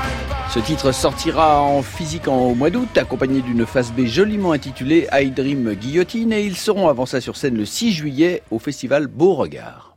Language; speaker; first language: French; native; French